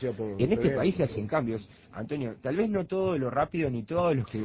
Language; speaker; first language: Spanish; native; Spanish